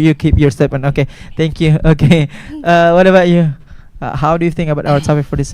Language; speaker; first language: English; non-native, learner; Indonesian